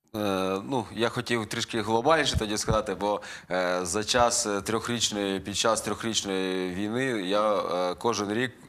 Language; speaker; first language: Ukrainian; native; Ukrainian